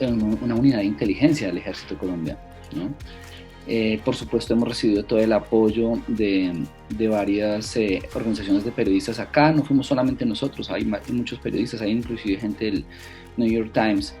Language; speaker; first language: Spanish; native; Spanish